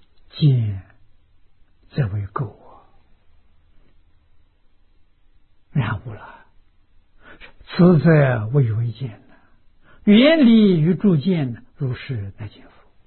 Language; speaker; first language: Chinese; native; Chinese